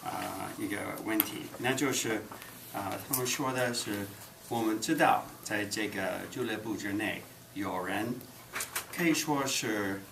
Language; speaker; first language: Chinese; non-native, fluent; English